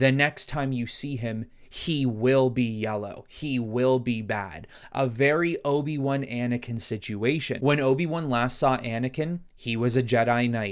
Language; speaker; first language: English; native; English